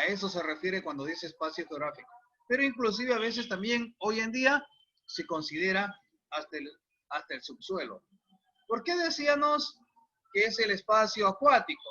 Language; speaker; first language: Spanish; native; Spanish